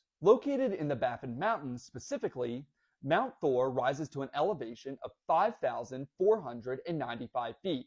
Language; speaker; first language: English; native; English